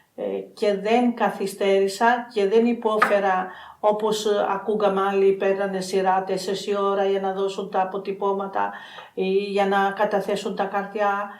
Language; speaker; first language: Greek; non-native, fluent; Albanian